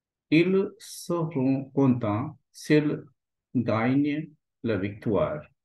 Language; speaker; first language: English; non-native, local second language; Hindi